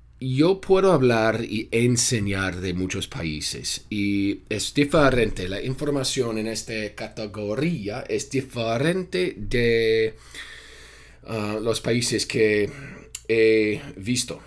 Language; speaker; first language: Spanish; non-native, fluent; English